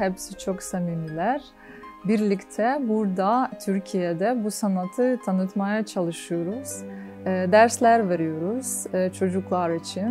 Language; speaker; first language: Turkish; non-native, fluent; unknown